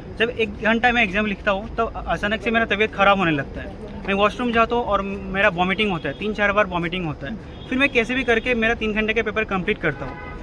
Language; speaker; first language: Hindi; non-native, local second language; Assamese